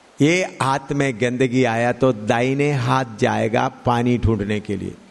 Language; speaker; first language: Hindi; non-native, local second language; Malayalam